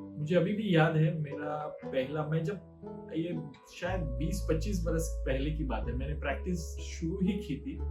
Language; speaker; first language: Hindi; non-native, local second language; Marathi